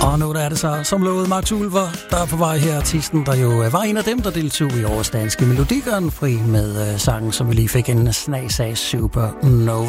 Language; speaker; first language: Danish; native; Danish